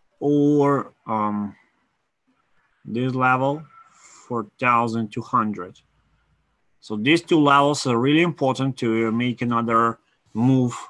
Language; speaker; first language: English; non-native, fluent; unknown